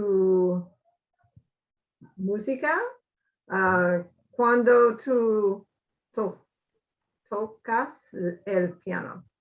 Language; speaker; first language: Spanish; non-native, learner; English